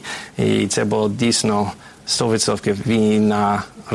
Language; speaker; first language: Ukrainian; non-native, fluent; English